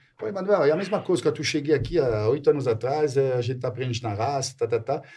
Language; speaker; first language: Portuguese; non-native, fluent; French